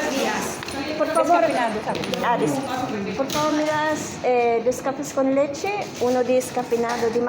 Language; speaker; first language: Spanish; non-native, learner; Filipino